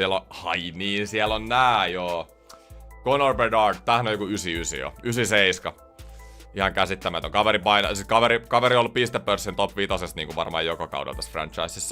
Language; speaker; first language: Finnish; native; Finnish